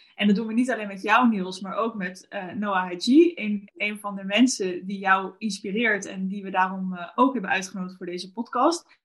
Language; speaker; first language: Dutch; native; Dutch